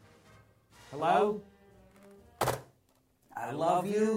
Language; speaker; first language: English; native; English